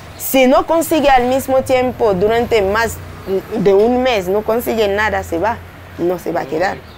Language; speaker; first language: Spanish; non-native, fluent; French